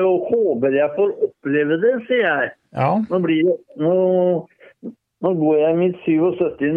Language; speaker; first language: Norwegian; native; Norwegian